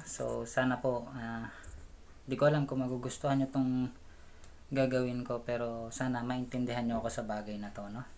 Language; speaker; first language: Filipino; native; Filipino